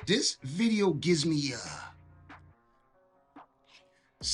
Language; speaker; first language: English; native; English